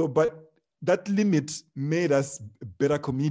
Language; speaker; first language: English; non-native, local second language; Shona